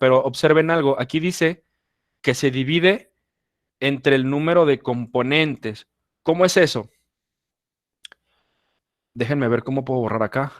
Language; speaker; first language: Spanish; native; Spanish